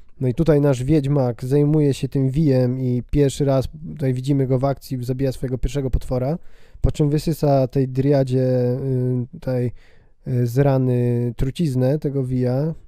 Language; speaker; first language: Polish; native; Polish